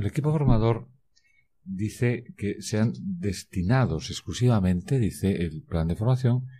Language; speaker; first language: Spanish; native; Spanish